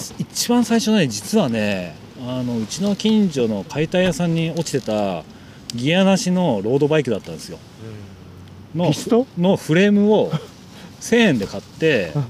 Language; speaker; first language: Japanese; native; Japanese